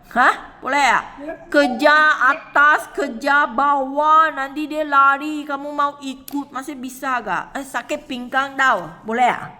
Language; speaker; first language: Malay; non-native, local second language; Chinese